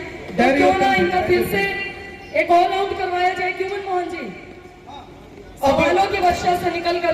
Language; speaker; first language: Hindi; native; Hindi